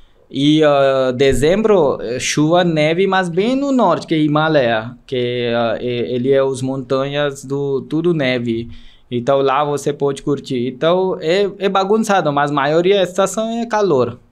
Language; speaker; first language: Portuguese; non-native, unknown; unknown